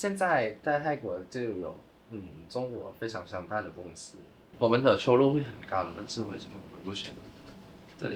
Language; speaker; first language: Chinese; non-native, fluent; Thai